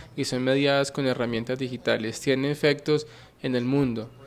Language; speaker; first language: Spanish; non-native, fluent; Finnish